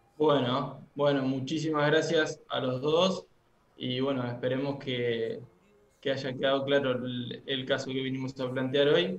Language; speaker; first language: Spanish; native; Spanish